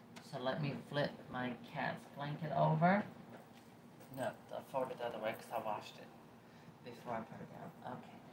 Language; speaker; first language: English; early bilingual, other home language; Spanish